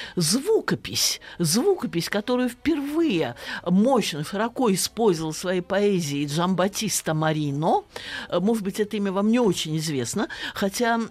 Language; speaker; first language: Russian; native; Russian